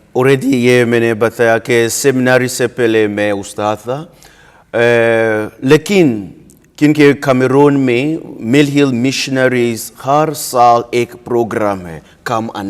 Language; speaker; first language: Hindi; non-native, learner; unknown